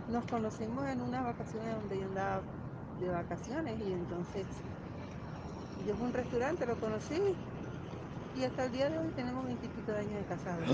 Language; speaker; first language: Spanish; native; Spanish